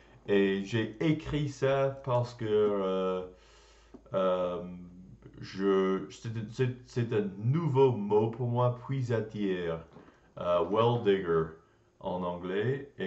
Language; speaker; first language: French; non-native, learner; English